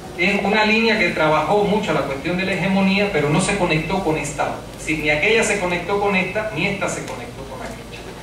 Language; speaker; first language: Spanish; native; Spanish